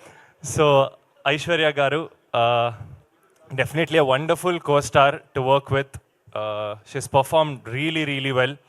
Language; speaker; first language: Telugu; non-native, learner; Kannada